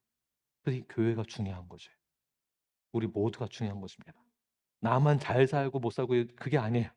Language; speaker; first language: Korean; native; Korean